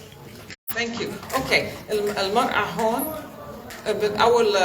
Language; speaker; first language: Arabic; early bilingual, heritage; Arabic